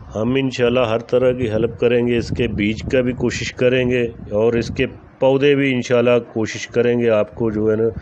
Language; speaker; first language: Urdu; native; Urdu